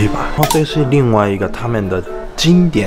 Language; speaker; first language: Chinese; non-native, learner; Japanese